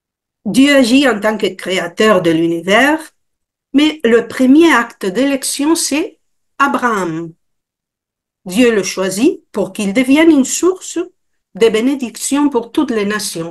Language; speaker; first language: French; non-native, fluent; Spanish